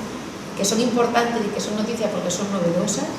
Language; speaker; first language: Spanish; native; Spanish